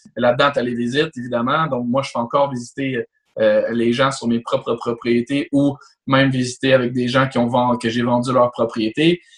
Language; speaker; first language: French; native; French